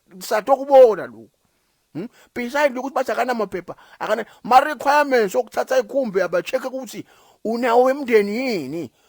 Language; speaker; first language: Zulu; non-native, local second language; Swati